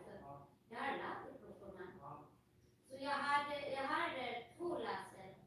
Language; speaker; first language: Swedish; non-native, fluent; Filipino